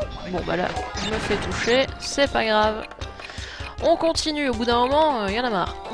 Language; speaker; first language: French; native; French